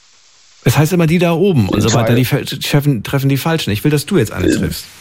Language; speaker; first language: German; native; German